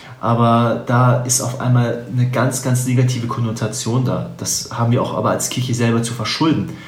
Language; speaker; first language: German; native; German